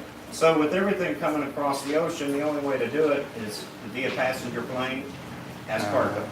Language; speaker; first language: English; native; English